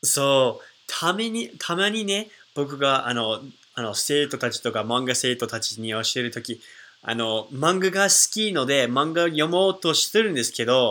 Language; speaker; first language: Japanese; non-native, fluent; English